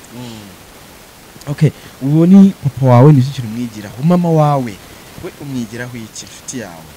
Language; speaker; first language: Kinyarwanda; native; Kinyarwanda